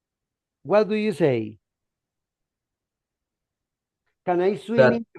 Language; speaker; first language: English; non-native, fluent; Spanish